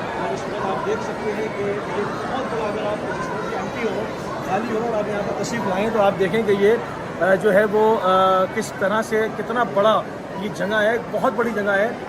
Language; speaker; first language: Urdu; native; Urdu